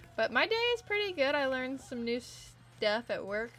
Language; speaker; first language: English; native; English